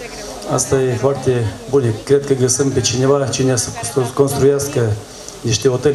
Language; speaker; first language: Romanian; non-native, local second language; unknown